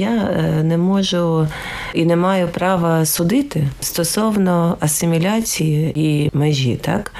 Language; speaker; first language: Ukrainian; native; Ukrainian